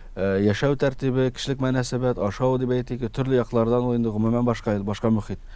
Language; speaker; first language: Tatar; early bilingual, heritage; Tatar